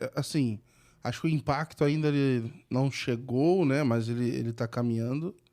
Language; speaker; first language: Portuguese; native; Portuguese